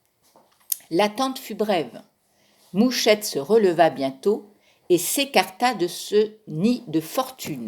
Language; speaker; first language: French; native; French